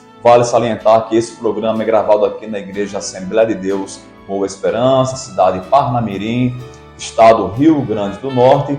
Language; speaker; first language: Portuguese; native; Portuguese